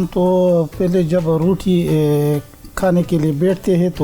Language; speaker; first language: Hindi; non-native, local second language; Pashto